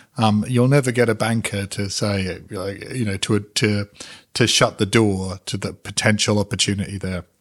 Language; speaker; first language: English; native; English